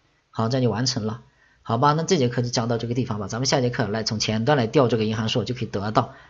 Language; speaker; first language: Chinese; native; Chinese